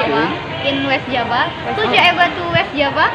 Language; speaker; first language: English; non-native, learner; Indonesian